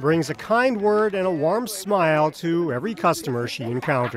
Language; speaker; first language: English; native; English